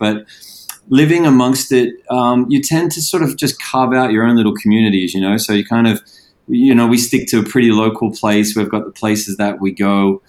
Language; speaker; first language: English; native; English